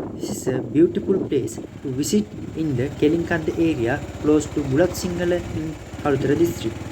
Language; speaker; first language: English; non-native, local second language; Sinhala